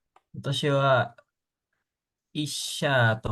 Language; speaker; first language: Japanese; non-native, learner; Indonesian